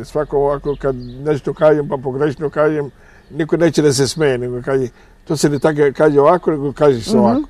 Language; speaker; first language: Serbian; non-native, fluent; Arabic